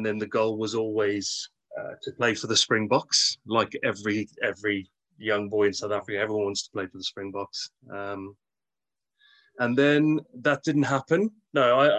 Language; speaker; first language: English; native; English